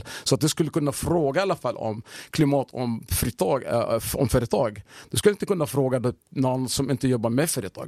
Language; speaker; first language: Swedish; non-native, fluent; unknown